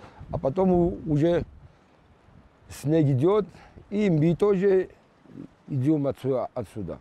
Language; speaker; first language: Russian; non-native, local second language; Georgian